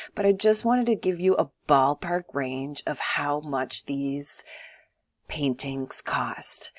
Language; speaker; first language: English; native; English